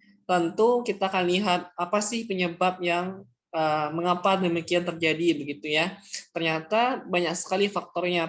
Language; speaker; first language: Indonesian; non-native, local second language; Minangkabau